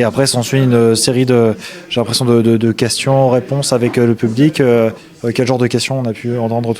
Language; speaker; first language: French; native; French